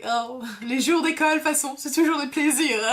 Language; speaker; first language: French; native; French